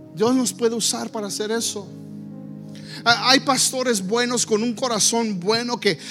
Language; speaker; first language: Spanish; early bilingual, heritage; Spanish